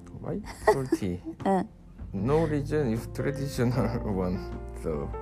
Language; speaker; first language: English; non-native, learner; Korean